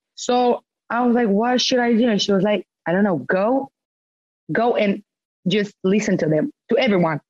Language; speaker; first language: English; non-native, fluent; Romanian